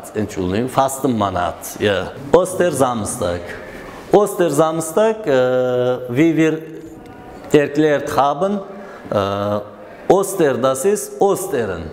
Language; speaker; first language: German; non-native, learner; Uzbek